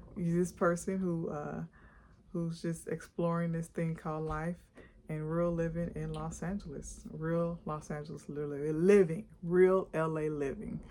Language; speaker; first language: English; native; English